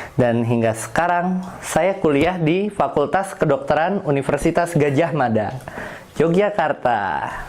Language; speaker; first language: Indonesian; native; Indonesian